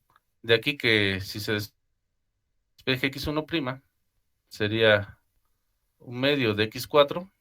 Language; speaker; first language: Spanish; native; Spanish